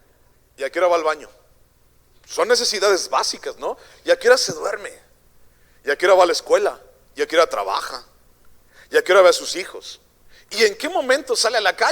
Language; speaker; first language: Spanish; native; Spanish